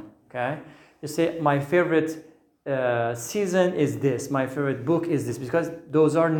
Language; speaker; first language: English; non-native, fluent; Turkish